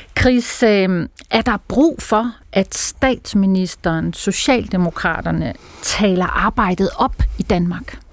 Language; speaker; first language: Danish; native; Danish